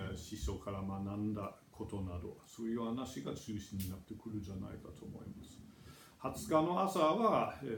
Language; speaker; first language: Japanese; non-native, fluent; German